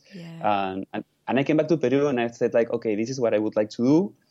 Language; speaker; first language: English; non-native, fluent; Spanish